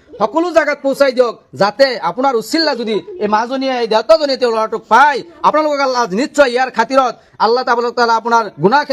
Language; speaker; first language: Assamese; non-native, local second language; Bangla